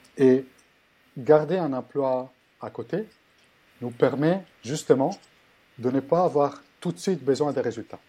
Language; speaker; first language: French; non-native, fluent; Italian